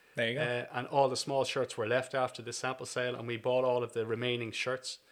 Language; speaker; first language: English; native; English